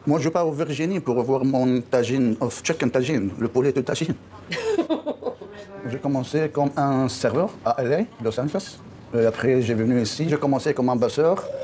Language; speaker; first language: French; non-native, local second language; Arabic